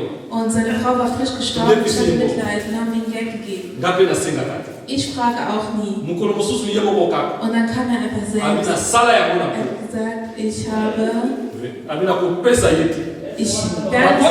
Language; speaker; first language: German; non-native, fluent; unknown